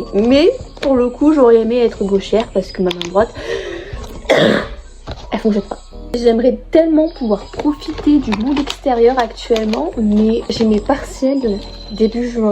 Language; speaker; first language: French; native; French